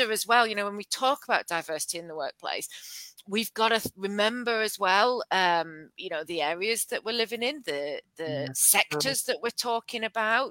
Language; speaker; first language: English; native; English